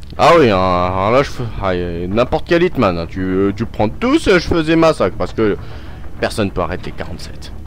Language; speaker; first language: French; native; French